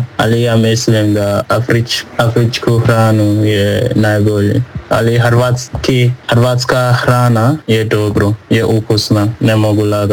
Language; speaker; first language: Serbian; non-native, learner; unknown